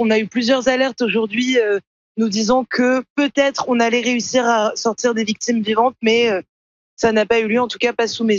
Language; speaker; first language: French; native; French